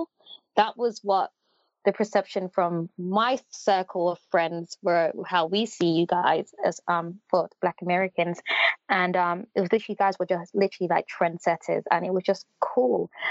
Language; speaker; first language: English; native; English